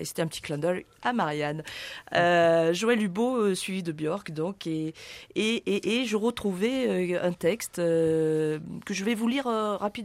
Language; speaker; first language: French; native; French